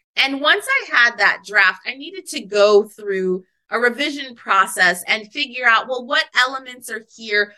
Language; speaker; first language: English; native; English